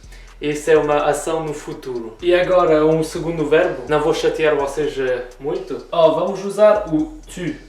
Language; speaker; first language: Portuguese; early bilingual, heritage; Portuguese